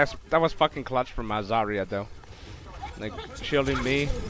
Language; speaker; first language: English; non-native, fluent; Finnish